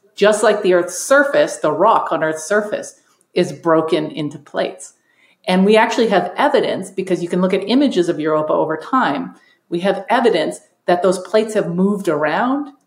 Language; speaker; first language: English; native; English